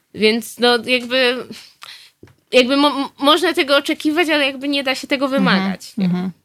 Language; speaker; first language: Polish; native; Polish